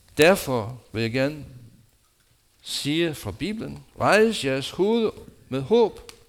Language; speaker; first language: Danish; non-native, fluent; English